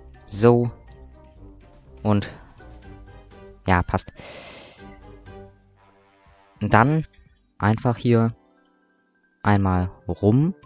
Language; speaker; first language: German; native; German